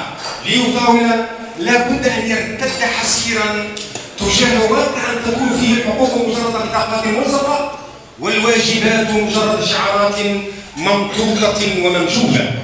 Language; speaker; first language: Arabic; native; Arabic